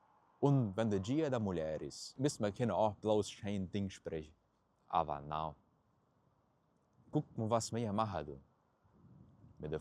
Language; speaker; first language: German; early bilingual, heritage; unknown